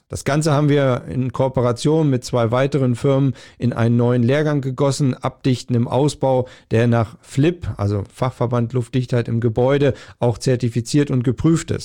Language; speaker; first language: German; native; German